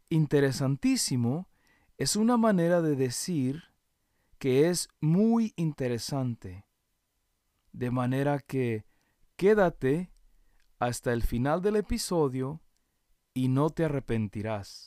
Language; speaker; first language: Spanish; early bilingual, heritage; Spanish